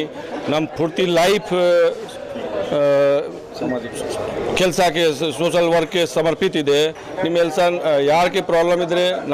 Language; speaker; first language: Kannada; non-native, learner; Hindi